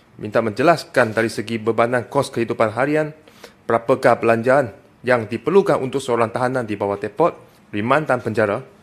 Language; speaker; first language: Malay; non-native, local second language; Chinese